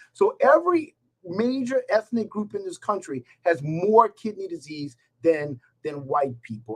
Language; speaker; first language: English; native; English